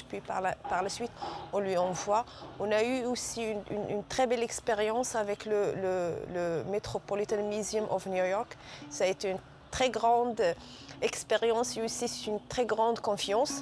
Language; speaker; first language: French; non-native, local second language; Arabic